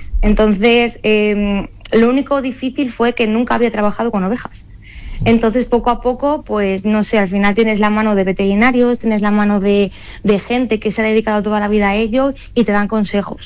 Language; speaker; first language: Spanish; native; Spanish